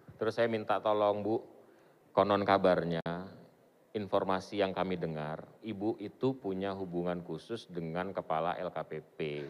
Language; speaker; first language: Indonesian; native; Indonesian